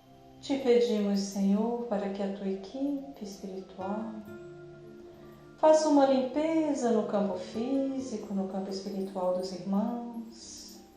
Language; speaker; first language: Portuguese; native; Portuguese